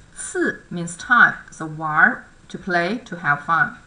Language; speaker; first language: English; non-native, fluent; Chinese